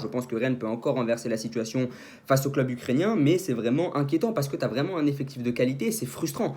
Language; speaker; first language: French; native; French